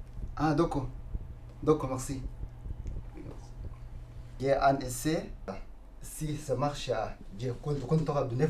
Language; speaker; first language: French; non-native, learner; Arabic